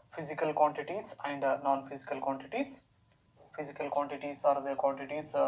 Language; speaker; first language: English; non-native, local second language; Kannada